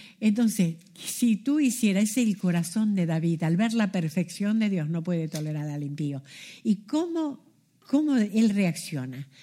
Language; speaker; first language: Spanish; native; Spanish